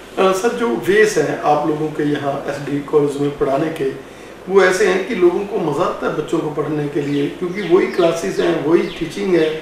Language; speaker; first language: Hindi; non-native, local second language; Punjabi